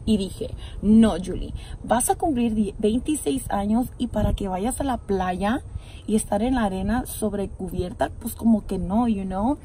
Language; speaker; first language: Spanish; early bilingual, heritage; Spanish